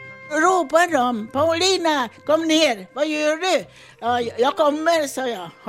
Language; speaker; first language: Swedish; non-native, fluent; Italian